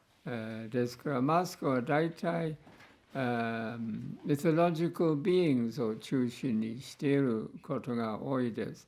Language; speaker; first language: Japanese; non-native, fluent; English